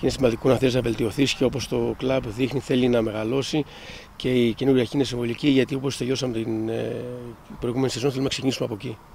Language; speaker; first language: Greek; native; Greek